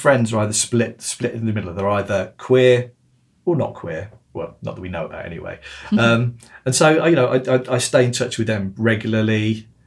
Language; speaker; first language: English; native; English